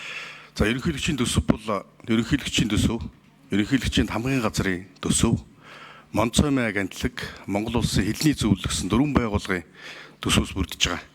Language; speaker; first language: Mongolian; native; Mongolian